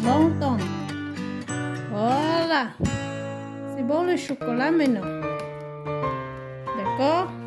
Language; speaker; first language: French; non-native, learner; Hmong